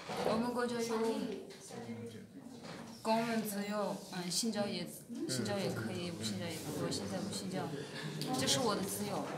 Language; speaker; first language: Chinese; non-native, local second language; Uyghur